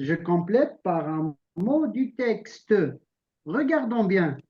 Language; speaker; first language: French; non-native, local second language; Arabic